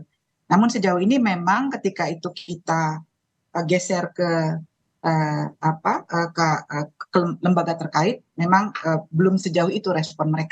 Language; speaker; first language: Indonesian; native; Indonesian